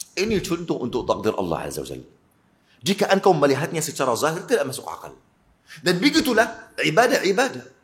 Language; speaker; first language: Malay; non-native, fluent; Arabic